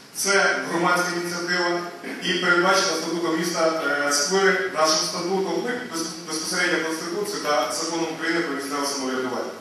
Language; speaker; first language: Ukrainian; native; Ukrainian